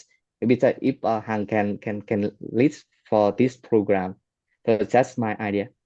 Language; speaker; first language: English; non-native, fluent; Vietnamese